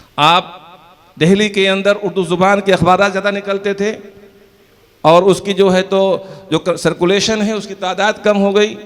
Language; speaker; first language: Urdu; native; Urdu